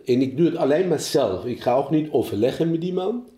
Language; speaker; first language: Dutch; non-native, fluent; Persian